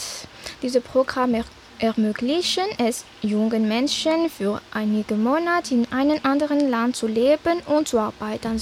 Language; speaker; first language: German; non-native, fluent; Malagasy